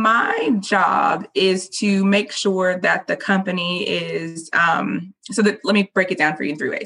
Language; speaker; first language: English; native; English